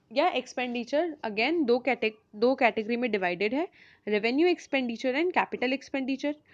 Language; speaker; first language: Hindi; native; Hindi